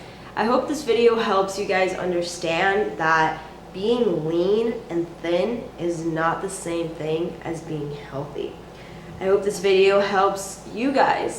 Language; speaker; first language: English; native; English